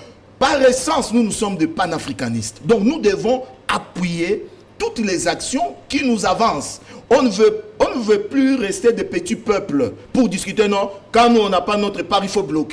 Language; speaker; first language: French; non-native, local second language; Lingala